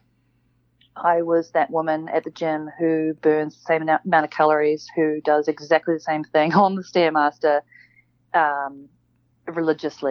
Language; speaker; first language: English; native; English